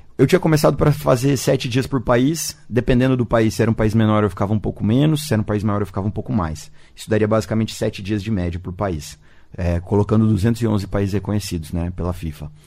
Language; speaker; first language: Portuguese; native; Portuguese